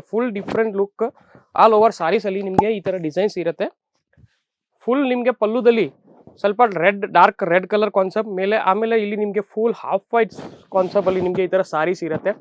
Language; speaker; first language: Kannada; non-native, local second language; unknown